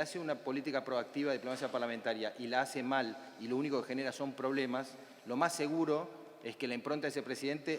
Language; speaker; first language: Spanish; native; Spanish